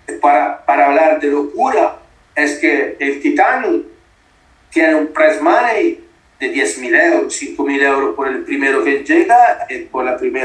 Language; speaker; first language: Spanish; non-native, learner; Italian